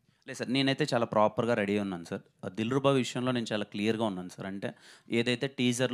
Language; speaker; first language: Telugu; native; Telugu